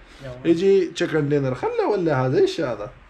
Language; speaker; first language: Arabic; non-native, learner; Pashto